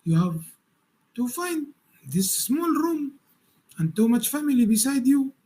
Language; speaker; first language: English; non-native, learner; Arabic